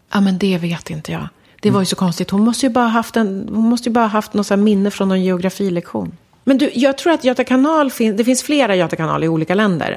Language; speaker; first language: Swedish; early bilingual, other home language; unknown